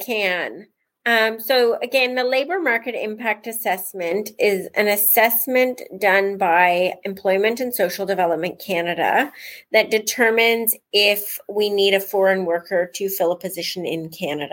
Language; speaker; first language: English; native; English